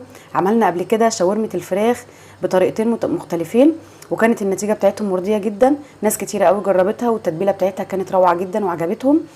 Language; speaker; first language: Arabic; native; Arabic